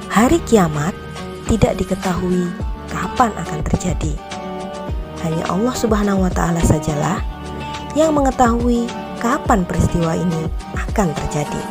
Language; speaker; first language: Indonesian; native; Indonesian